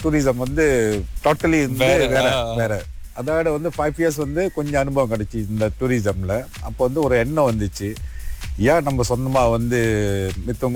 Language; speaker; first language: Tamil; early bilingual, heritage; Tamil